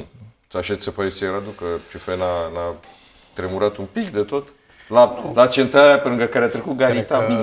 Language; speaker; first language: Romanian; native; Romanian